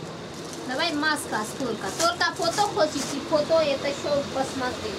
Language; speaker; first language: Russian; non-native, learner; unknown